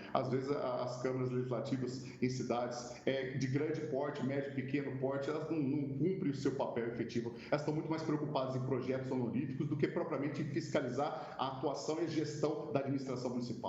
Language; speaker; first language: Portuguese; native; Portuguese